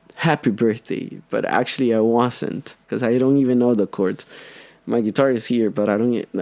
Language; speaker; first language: English; non-native, fluent; Spanish